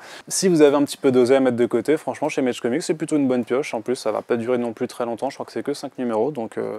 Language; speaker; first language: French; native; French